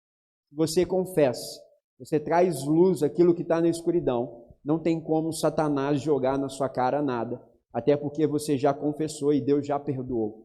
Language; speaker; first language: Portuguese; native; Portuguese